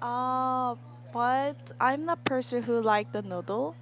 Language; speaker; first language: English; non-native, learner; Korean